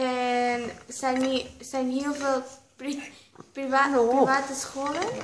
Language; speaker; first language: Dutch; non-native, learner; Spanish